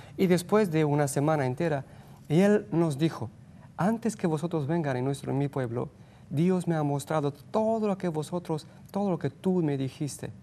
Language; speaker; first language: Spanish; non-native, fluent; Romanian